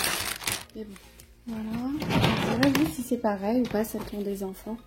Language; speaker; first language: French; native; French